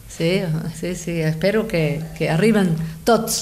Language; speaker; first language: Catalan; non-native, fluent; Spanish